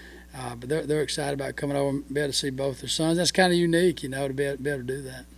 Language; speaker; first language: English; native; English